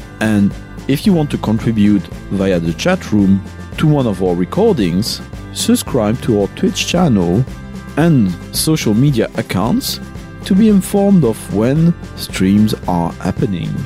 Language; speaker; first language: English; non-native, fluent; French